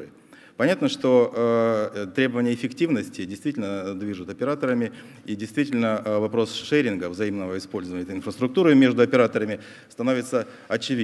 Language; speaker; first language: Russian; native; Russian